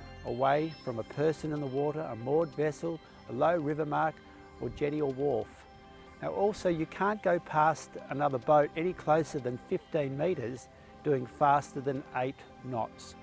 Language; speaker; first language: English; native; English